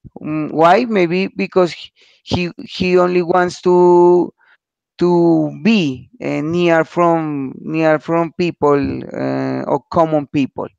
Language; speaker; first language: English; non-native, learner; Spanish